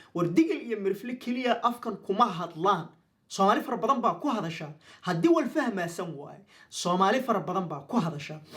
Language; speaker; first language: Somali; non-native, local second language; Maay